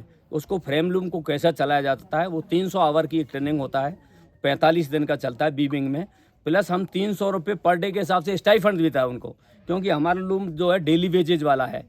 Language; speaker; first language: Hindi; native; Hindi